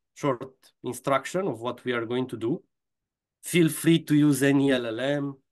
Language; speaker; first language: English; non-native, fluent; Romanian